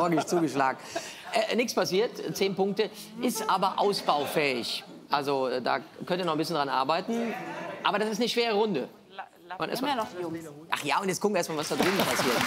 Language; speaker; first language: German; native; German